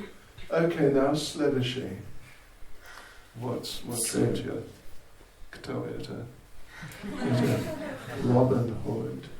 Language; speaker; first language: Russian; non-native, learner; English